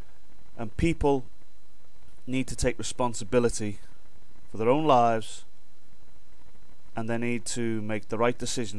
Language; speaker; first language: English; native; English